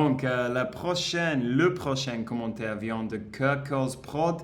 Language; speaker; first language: French; non-native, learner; English